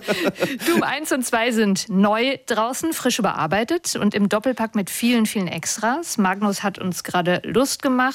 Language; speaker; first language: German; native; German